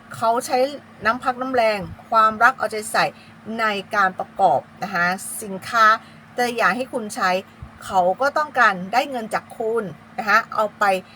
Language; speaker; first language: Thai; native; Thai